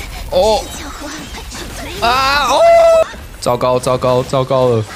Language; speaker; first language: Chinese; early bilingual, heritage; Chinese